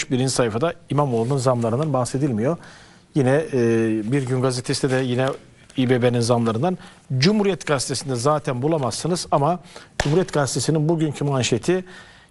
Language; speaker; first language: Turkish; native; Turkish